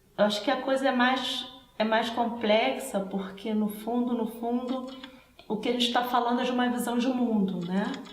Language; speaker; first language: Portuguese; early bilingual, other home language; Spanish